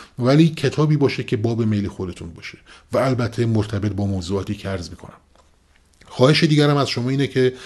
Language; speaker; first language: Persian; non-native, local second language; Kurdish